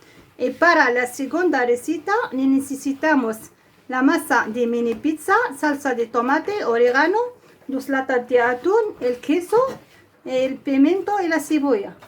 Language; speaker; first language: Spanish; non-native, fluent; Arabic